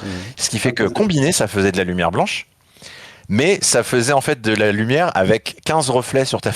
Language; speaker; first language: French; native; French